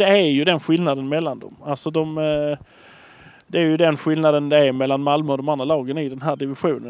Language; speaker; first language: Swedish; native; Swedish